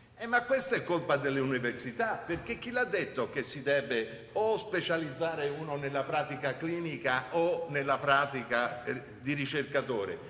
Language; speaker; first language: Italian; native; Italian